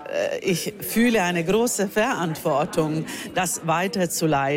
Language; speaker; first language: German; non-native, fluent; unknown